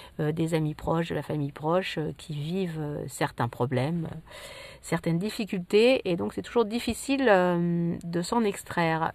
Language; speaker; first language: French; native; French